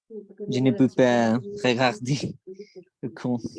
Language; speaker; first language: French; non-native, learner; Spanish